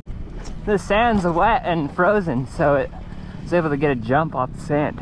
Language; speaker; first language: English; native; English